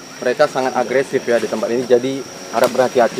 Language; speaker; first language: Indonesian; native; Indonesian